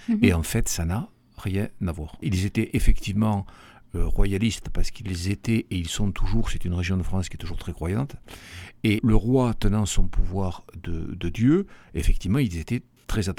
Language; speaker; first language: French; native; French